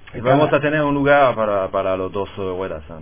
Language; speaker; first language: Spanish; non-native, fluent; French